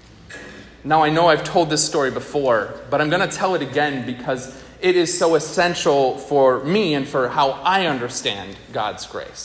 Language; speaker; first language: English; native; English